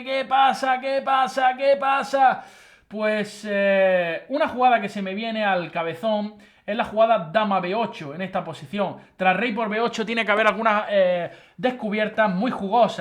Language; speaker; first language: Spanish; native; Spanish